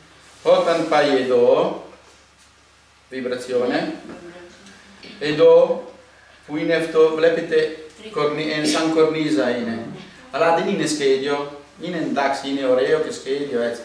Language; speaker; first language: Greek; non-native, learner; Italian